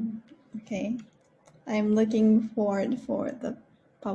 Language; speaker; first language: English; non-native, learner; Japanese